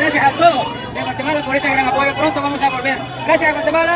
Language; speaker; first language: Spanish; non-native, fluent; Japanese